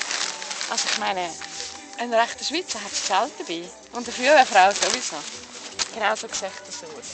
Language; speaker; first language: German; native; German